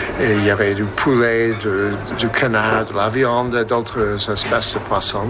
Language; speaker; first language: French; non-native, fluent; English